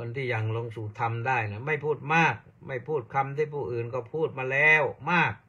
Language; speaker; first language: Thai; native; Thai